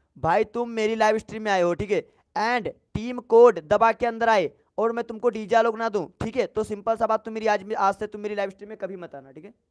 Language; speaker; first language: Hindi; native; Hindi